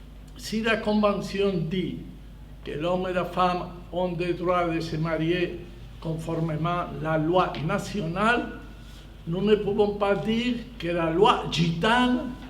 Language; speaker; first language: French; non-native, fluent; Spanish